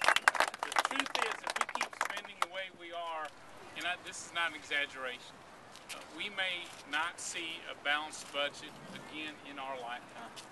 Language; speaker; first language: English; native; English